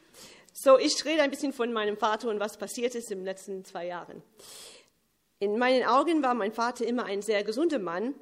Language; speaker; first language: German; early bilingual, heritage; English